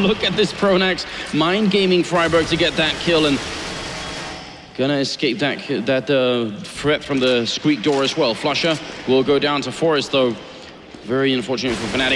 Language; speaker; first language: English; non-native, fluent; Swedish